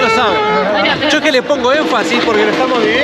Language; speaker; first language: Spanish; native; Spanish